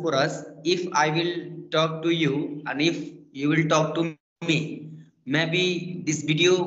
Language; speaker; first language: English; non-native, learner; Hindi